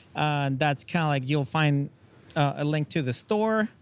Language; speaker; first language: English; non-native, fluent; Spanish